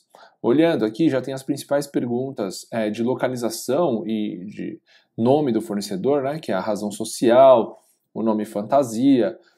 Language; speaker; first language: Portuguese; native; Portuguese